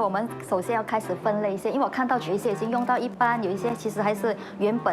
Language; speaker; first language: Chinese; native; Chinese